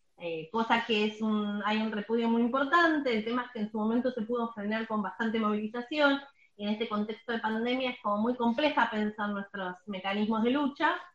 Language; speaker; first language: Spanish; native; Spanish